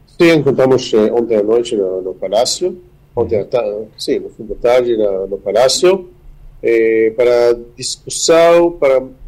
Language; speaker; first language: Portuguese; non-native, fluent; Hebrew